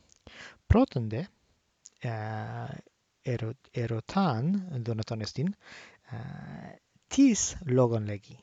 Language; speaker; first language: Greek; non-native, learner; English